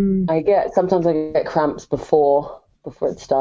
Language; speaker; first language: English; native; English